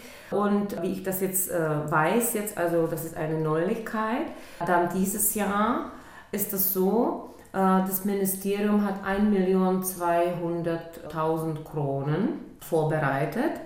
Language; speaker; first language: German; non-native, local second language; Czech